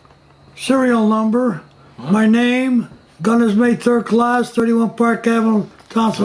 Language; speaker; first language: English; native; English